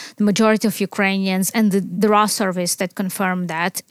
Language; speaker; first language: English; non-native, fluent; Ukrainian